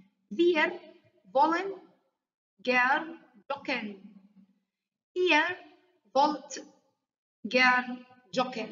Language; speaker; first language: German; non-native, learner; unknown